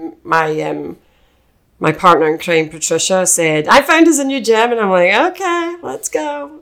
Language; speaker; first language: English; native; English